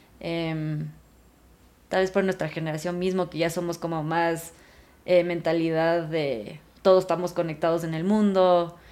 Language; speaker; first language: Spanish; native; Spanish